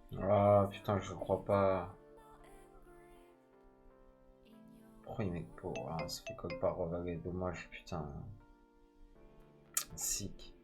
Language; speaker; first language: French; native; French